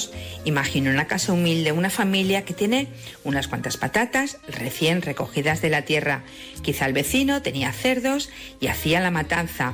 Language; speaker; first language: Spanish; native; Spanish